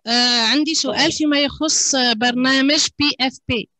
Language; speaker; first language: Arabic; native; Arabic